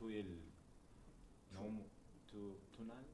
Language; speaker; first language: Korean; non-native, learner; Uzbek